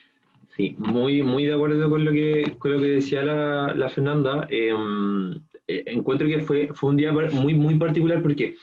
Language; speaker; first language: Spanish; native; Spanish